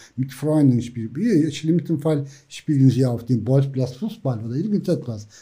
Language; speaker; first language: German; non-native, fluent; Turkish